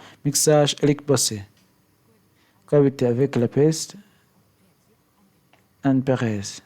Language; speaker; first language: French; non-native, learner; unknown